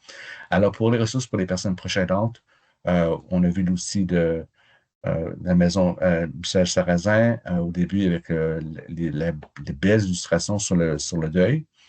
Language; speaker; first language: French; native; French